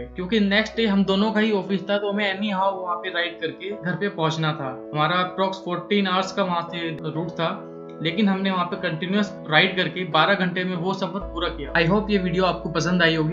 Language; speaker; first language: Hindi; native; Hindi